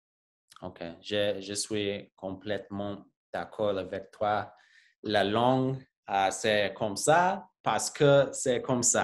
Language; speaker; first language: French; non-native, learner; English